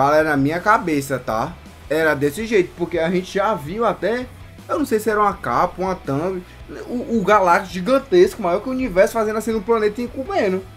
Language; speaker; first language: Portuguese; native; Portuguese